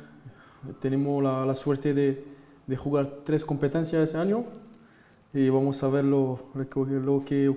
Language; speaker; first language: Spanish; non-native, fluent; French